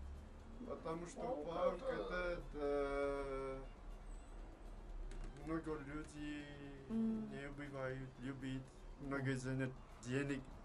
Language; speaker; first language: Russian; non-native, learner; Armenian